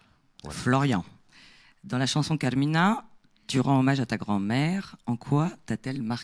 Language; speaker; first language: French; native; French